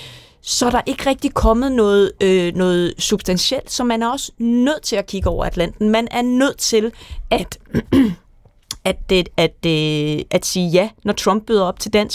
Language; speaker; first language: Danish; native; Danish